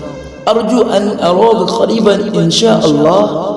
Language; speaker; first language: Arabic; non-native, learner; Urdu